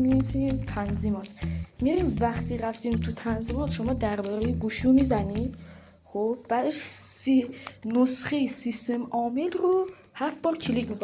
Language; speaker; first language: Persian; native; Persian